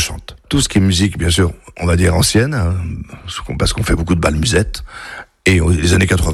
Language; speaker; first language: French; native; French